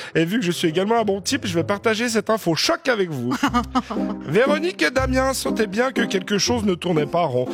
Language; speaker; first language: French; native; French